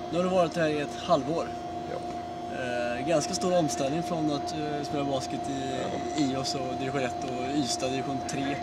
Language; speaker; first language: Swedish; native; Swedish